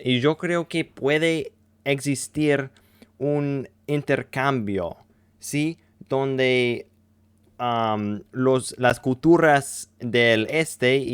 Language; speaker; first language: Spanish; non-native, learner; English